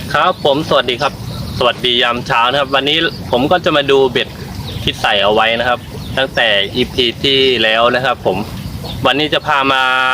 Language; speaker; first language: Thai; native; Thai